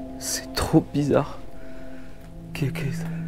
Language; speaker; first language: French; native; French